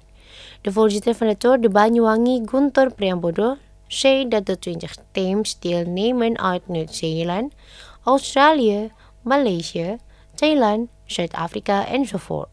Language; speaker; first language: Dutch; non-native, fluent; Indonesian